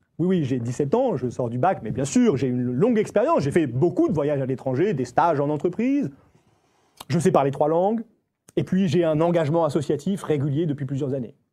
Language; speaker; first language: French; native; French